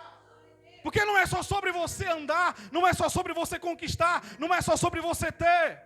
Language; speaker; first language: Portuguese; native; Portuguese